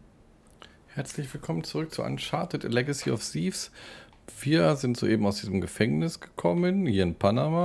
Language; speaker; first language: German; native; German